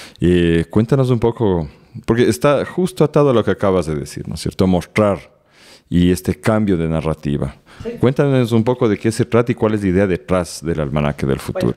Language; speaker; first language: Spanish; native; Spanish